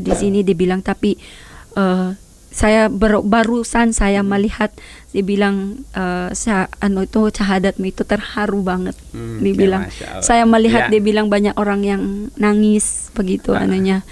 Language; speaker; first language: Indonesian; non-native, fluent; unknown